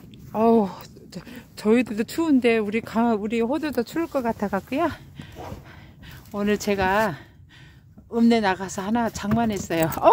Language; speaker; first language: Korean; native; Korean